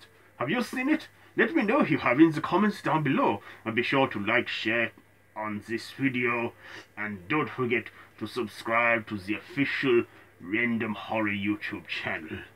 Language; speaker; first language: English; native; English